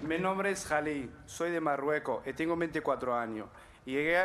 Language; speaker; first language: Spanish; non-native, fluent; Arabic